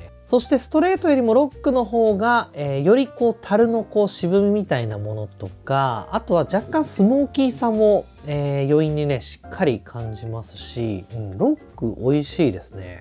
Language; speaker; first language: Japanese; native; Japanese